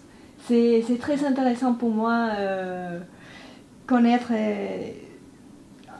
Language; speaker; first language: French; non-native, learner; Spanish